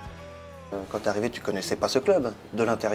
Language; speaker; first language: French; native; French